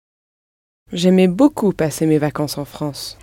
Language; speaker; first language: French; non-native, learner; English